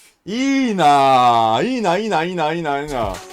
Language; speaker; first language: Japanese; non-native, learner; English